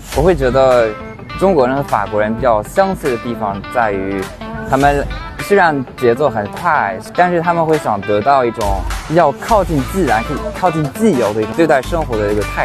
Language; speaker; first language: Chinese; non-native, fluent; French